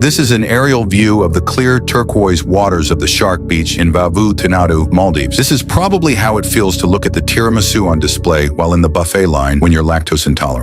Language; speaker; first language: English; native; English